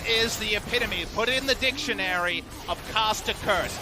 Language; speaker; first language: English; native; English